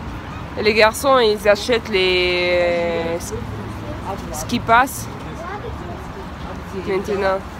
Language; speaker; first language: French; non-native, fluent; Russian